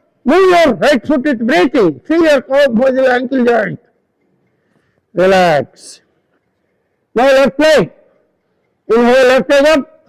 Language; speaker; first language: English; non-native, local second language; Telugu